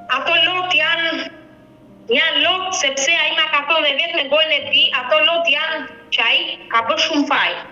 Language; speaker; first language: Albanian; native; Albanian